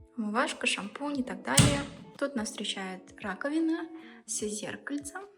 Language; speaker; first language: Russian; early bilingual, heritage; Russian